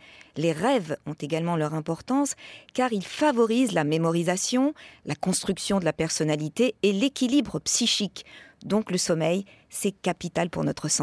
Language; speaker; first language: French; native; French